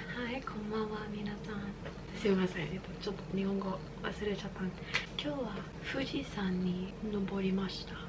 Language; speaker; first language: Japanese; non-native, learner; English